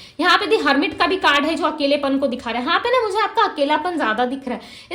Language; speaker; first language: Hindi; native; Hindi